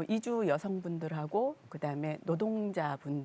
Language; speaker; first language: Korean; native; Korean